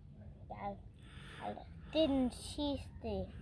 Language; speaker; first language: Danish; early bilingual, other home language; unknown